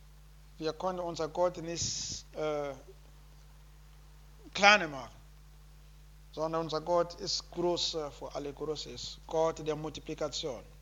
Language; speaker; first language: German; non-native, learner; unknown